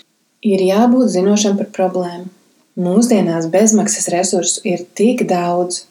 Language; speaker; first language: Latvian; native; Latvian